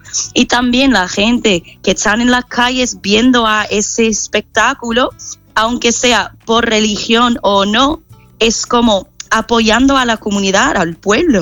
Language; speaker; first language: Spanish; non-native, fluent; English